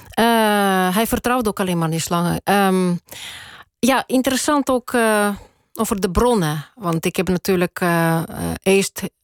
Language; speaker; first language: Dutch; non-native, fluent; Russian